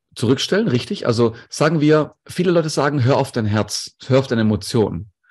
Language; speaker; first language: German; non-native, local second language; Greek